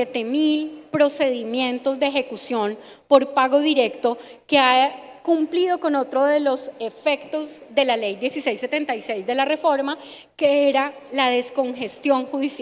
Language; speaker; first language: Spanish; native; Spanish